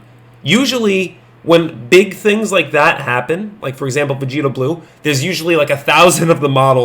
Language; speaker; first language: English; native; English